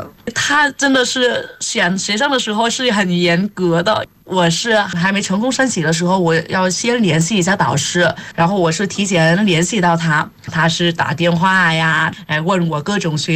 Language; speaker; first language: Chinese; non-native, fluent; Vietnamese